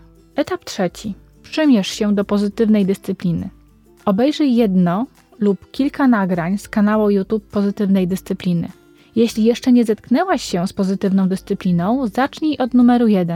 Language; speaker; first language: Polish; native; Polish